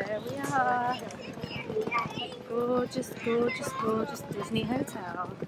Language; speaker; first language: English; native; English